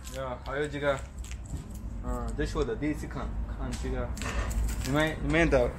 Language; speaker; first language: Chinese; non-native, learner; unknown